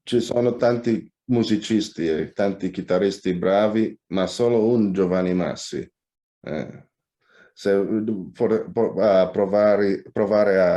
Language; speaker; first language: Italian; non-native, fluent; Indonesian